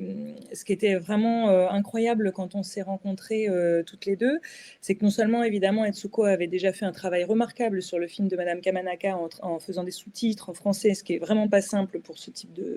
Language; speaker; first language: French; native; French